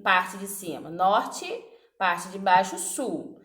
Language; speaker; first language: Portuguese; native; Portuguese